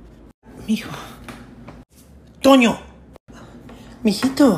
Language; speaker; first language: Spanish; early bilingual, heritage; Spanish